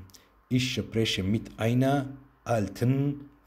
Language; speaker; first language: German; non-native, fluent; Turkish